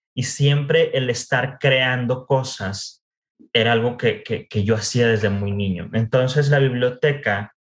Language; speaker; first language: Spanish; native; Spanish